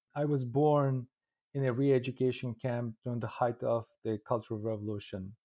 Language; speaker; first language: English; non-native, fluent; Uyghur